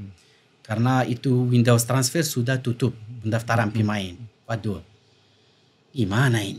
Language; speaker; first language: Indonesian; non-native, fluent; Arabic